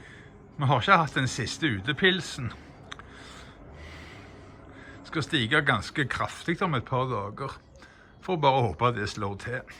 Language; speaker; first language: Norwegian; native; Norwegian